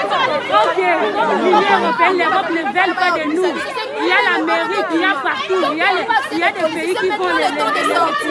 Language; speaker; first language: French; non-native, local second language; Lingala